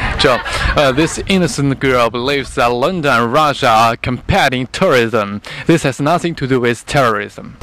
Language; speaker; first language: English; non-native, fluent; Chinese